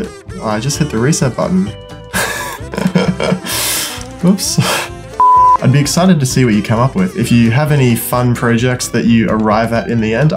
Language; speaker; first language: English; native; English